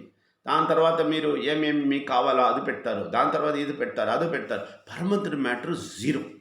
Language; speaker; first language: Telugu; non-native, fluent; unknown